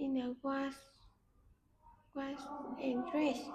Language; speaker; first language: English; non-native, learner; Vietnamese